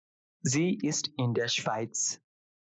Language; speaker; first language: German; non-native, fluent; Bangla